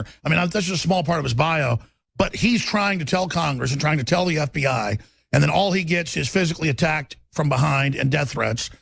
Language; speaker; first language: English; native; English